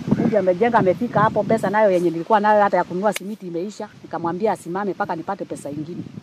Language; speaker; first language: Swahili; non-native, local second language; Luo (Kenya and Tanzania)